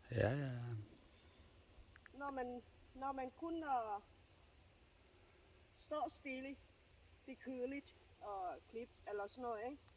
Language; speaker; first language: Danish; non-native, learner; Thai